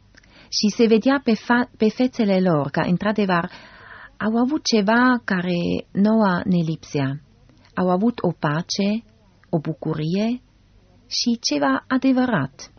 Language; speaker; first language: Romanian; non-native, fluent; German